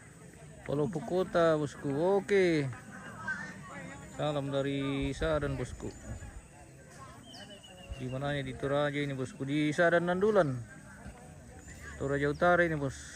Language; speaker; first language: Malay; non-native, local second language; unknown